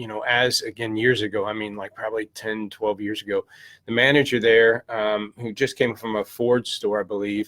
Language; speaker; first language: English; native; English